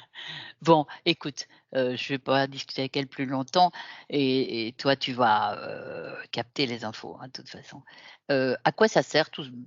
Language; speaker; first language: French; native; French